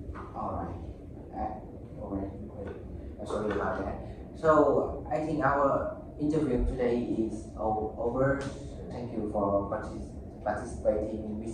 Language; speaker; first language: English; non-native, learner; Vietnamese